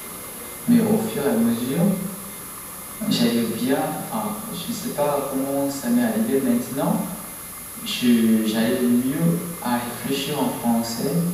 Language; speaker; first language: French; non-native, fluent; Korean